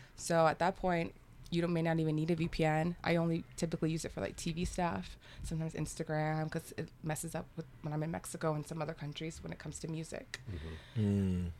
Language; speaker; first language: English; native; English